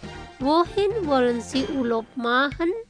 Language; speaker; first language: German; non-native, fluent; Indonesian